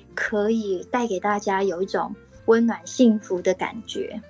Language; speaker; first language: Chinese; non-native, local second language; Hakka Chinese